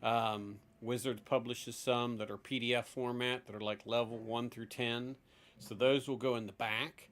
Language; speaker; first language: English; native; English